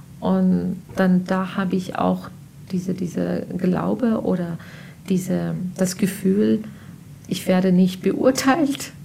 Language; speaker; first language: German; non-native, fluent; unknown